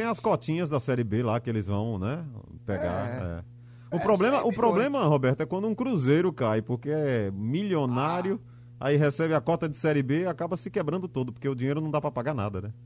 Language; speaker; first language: Portuguese; native; Portuguese